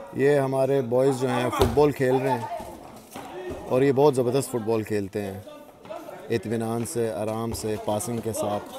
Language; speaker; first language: Urdu; non-native, local second language; Punjabi